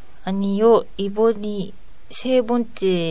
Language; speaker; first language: Korean; non-native, learner; Japanese